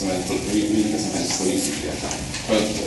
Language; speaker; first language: Swedish; non-native, fluent; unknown